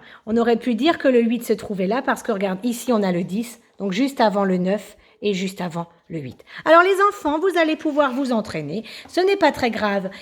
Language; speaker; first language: French; native; French